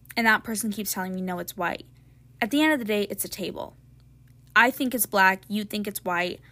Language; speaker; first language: English; native; English